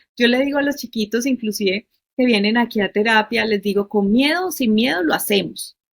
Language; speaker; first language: Spanish; native; Spanish